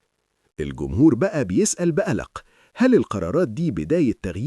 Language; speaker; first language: Arabic; native; Arabic